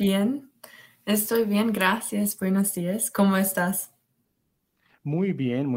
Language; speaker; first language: Spanish; non-native, learner; English